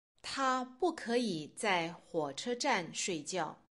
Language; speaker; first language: Chinese; non-native, learner; Russian